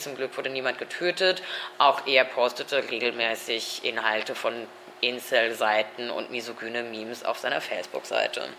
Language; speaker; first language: German; native; German